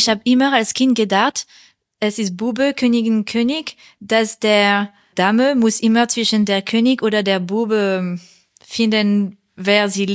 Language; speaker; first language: German; non-native, fluent; French